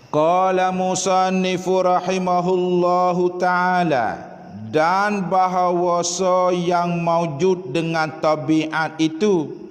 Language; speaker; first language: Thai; non-native, local second language; Malay